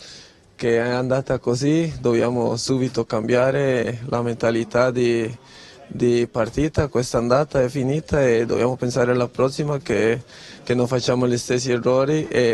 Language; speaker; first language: Italian; non-native, fluent; Spanish